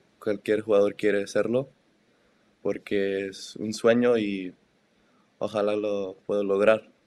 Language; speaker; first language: Spanish; early bilingual, heritage; Spanish